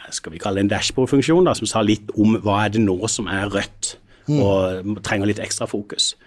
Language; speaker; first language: Norwegian; native; Norwegian